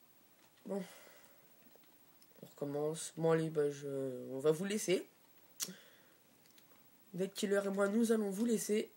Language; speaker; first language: French; native; French